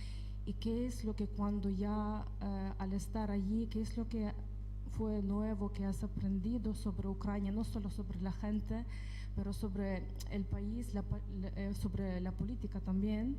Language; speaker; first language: Spanish; non-native, fluent; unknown